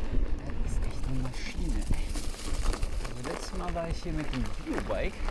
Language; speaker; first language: German; native; German